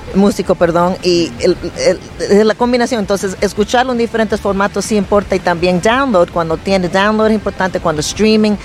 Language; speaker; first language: Spanish; early bilingual, heritage; Spanish